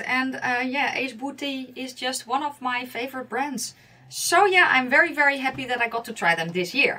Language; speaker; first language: English; non-native, fluent; Dutch